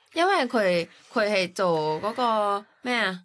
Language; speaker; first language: Cantonese; non-native, learner; Thai